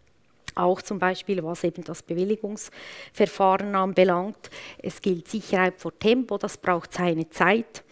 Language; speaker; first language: German; native; German